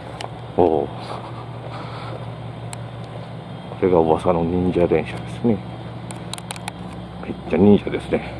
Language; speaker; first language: Japanese; native; Japanese